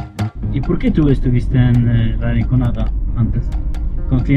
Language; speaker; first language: Spanish; non-native, learner; Polish